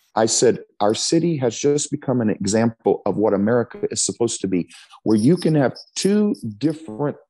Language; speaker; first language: English; native; English